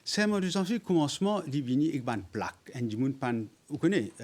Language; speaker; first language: French; non-native, local second language; Morisyen